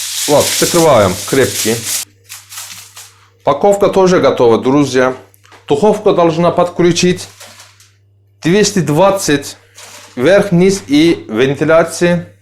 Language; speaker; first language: Russian; non-native, learner; Turkish